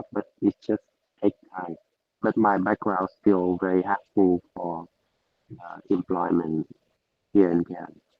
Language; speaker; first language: English; non-native, learner; Vietnamese